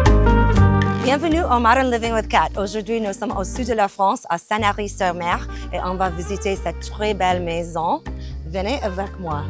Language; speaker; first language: French; non-native, fluent; English